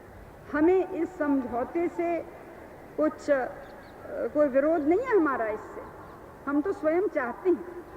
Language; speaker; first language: Hindi; native; Hindi